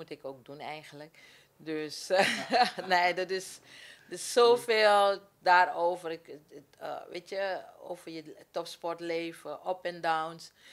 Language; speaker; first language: Dutch; native; Dutch